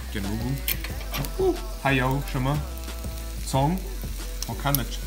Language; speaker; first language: Chinese; non-native, learner; English